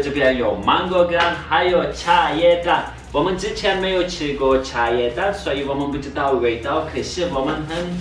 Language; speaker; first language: Chinese; non-native, learner; Turkish